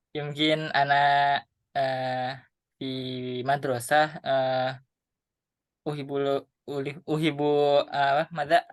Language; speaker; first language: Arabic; non-native, learner; Indonesian